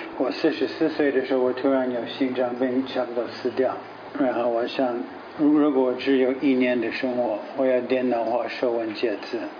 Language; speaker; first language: Chinese; non-native, fluent; English